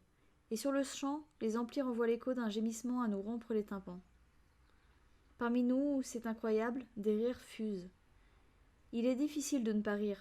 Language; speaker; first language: French; native; French